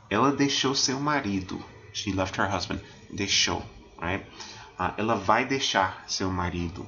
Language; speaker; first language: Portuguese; non-native, fluent; English